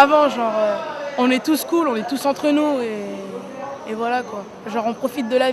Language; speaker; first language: French; native; French